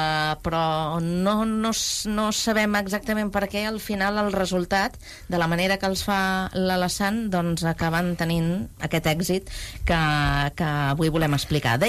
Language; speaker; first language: Catalan; native; Catalan